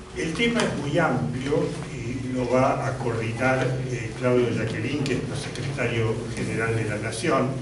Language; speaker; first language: Spanish; native; Spanish